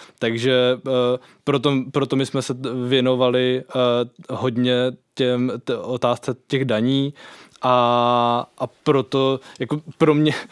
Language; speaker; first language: Czech; native; Czech